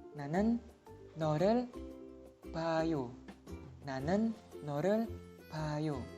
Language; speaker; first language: Korean; non-native, fluent; Indonesian